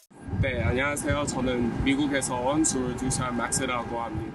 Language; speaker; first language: Korean; non-native, learner; English